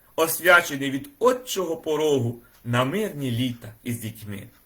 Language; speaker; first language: Ukrainian; native; Ukrainian